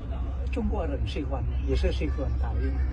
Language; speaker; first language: Chinese; non-native, learner; Indonesian